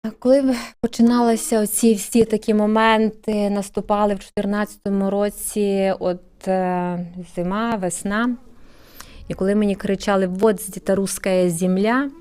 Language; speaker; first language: Ukrainian; native; Ukrainian